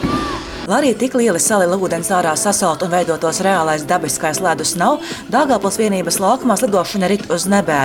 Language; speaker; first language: Latvian; native; Latvian